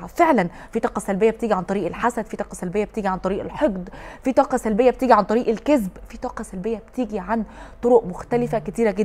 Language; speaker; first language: Arabic; native; Arabic